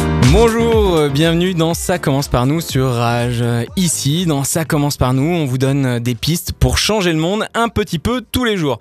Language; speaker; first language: French; native; French